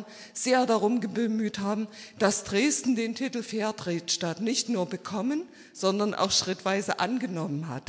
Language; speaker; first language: German; native; German